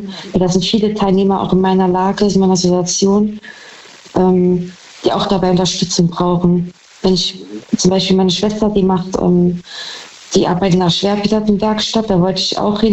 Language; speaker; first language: German; native; German